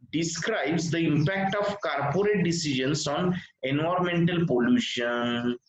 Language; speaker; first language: English; non-native, local second language; Marathi